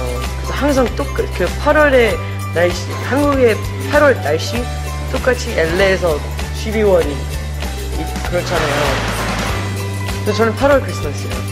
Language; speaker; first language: Korean; non-native, fluent; English